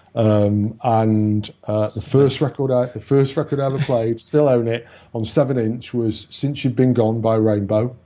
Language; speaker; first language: English; native; English